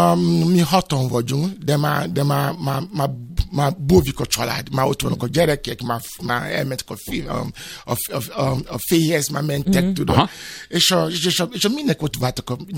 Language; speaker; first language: Hungarian; non-native, fluent; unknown